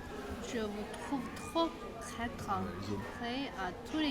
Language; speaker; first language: French; non-native, learner; Chinese